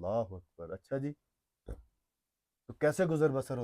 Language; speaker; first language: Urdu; non-native, local second language; Punjabi